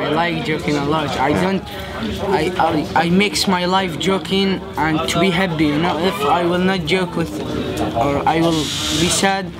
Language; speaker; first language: English; non-native, learner; Arabic